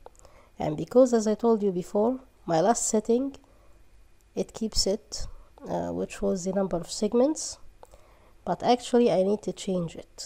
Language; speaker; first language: English; non-native, fluent; Arabic